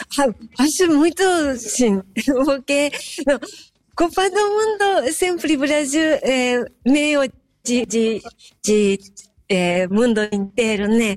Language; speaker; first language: Portuguese; non-native, fluent; Japanese